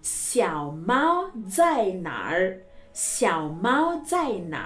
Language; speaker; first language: Chinese; non-native, fluent; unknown